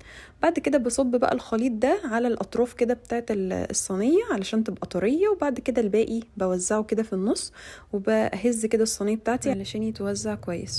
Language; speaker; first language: Arabic; native; Arabic